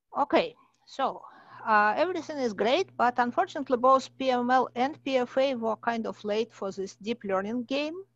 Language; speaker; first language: English; non-native, fluent; Russian